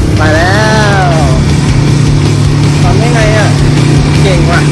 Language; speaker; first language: Thai; native; Thai